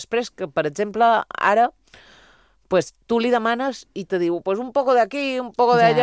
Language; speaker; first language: Catalan; native; Catalan